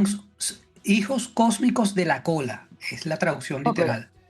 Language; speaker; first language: Spanish; native; Spanish